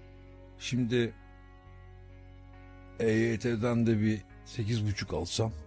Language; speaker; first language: Turkish; native; Turkish